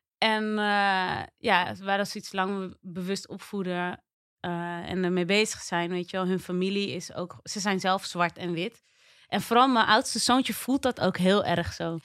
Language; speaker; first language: Dutch; native; Dutch